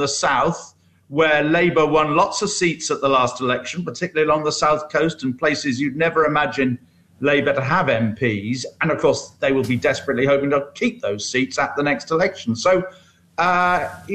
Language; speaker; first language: English; native; English